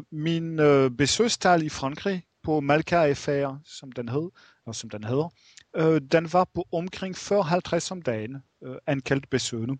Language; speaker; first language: Danish; non-native, fluent; French